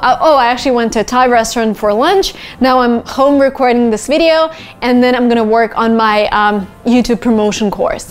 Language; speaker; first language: English; non-native, fluent; Russian